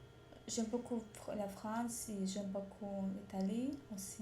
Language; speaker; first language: French; non-native, learner; Russian